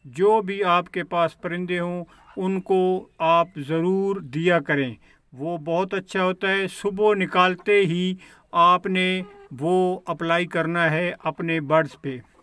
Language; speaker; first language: Urdu; non-native, local second language; Punjabi